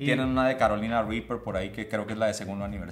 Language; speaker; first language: Spanish; native; Spanish